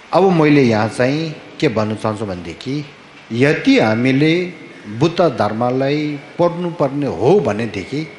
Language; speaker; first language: Nepali; non-native, fluent; Tibetan